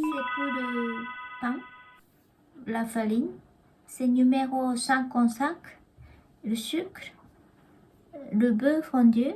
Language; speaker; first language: French; non-native, learner; Japanese